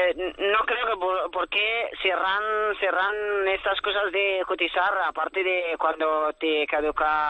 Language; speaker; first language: Spanish; early bilingual, other home language; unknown